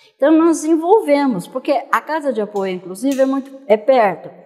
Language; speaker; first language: Portuguese; native; Portuguese